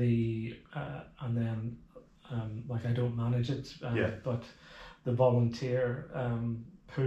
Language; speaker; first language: English; native; English